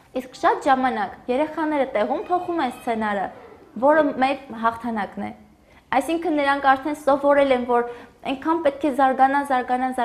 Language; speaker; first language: Armenian; native; Armenian